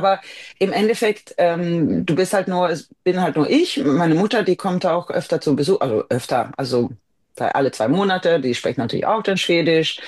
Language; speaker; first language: German; non-native, fluent; Swedish